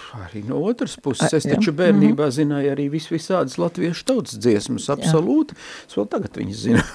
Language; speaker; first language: Latvian; native; Latvian